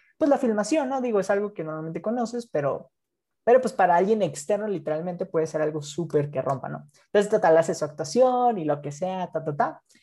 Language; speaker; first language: Spanish; native; Spanish